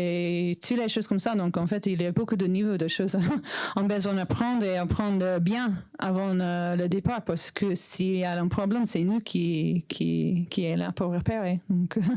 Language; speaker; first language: French; non-native, learner; English